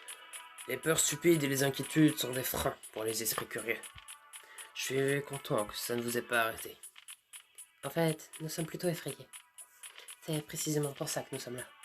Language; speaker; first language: French; native; French